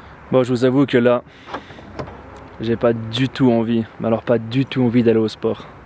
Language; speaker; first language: French; native; French